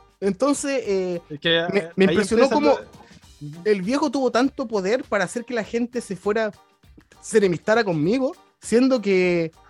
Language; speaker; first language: Spanish; native; Spanish